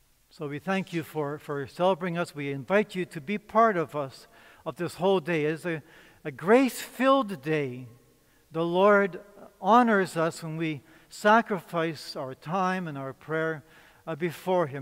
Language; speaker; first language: English; native; English